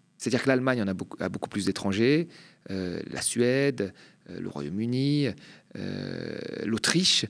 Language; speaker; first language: French; native; French